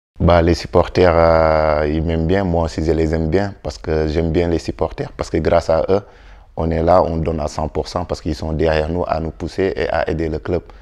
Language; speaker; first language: French; non-native, local second language; Wolof